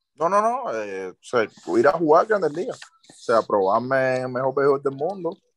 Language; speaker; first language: Spanish; native; Spanish